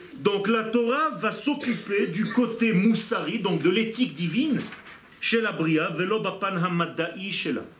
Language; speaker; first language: French; non-native, fluent; Hebrew